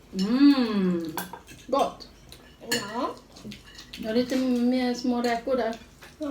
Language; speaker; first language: Swedish; non-native, learner; Thai